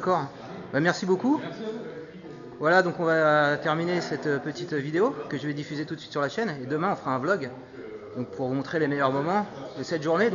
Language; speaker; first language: French; native; French